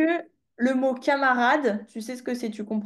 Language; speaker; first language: French; native; French